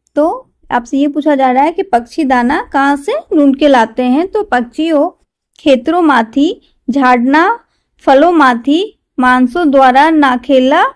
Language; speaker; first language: Hindi; non-native, local second language; Gujarati